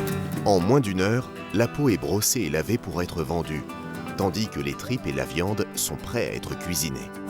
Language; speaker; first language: French; native; French